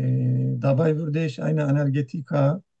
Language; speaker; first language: German; non-native, learner; Turkish